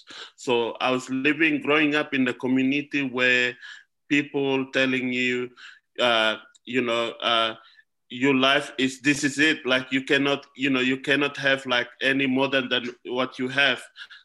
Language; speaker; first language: English; non-native, fluent; Indonesian